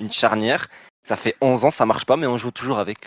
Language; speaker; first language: French; native; French